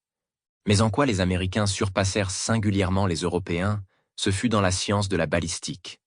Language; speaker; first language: French; native; French